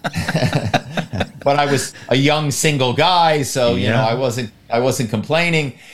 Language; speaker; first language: English; native; English